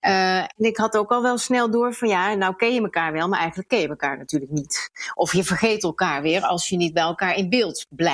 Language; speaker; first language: Dutch; native; Dutch